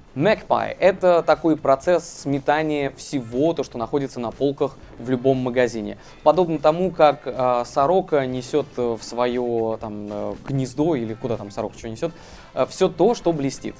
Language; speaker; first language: Russian; native; Russian